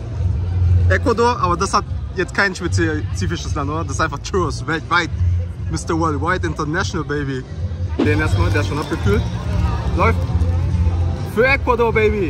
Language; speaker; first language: German; early bilingual, other home language; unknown